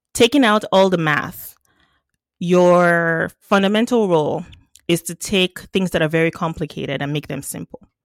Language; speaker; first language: English; non-native, local second language; Yoruba